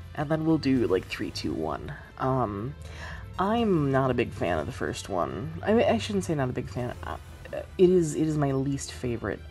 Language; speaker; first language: English; native; English